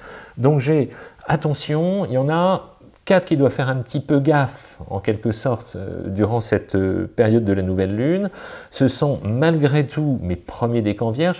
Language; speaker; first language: French; native; French